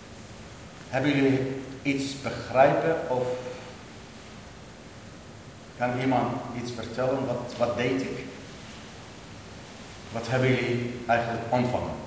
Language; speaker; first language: Dutch; non-native, learner; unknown